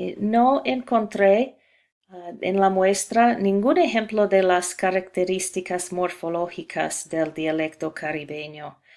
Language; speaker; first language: Spanish; non-native, fluent; English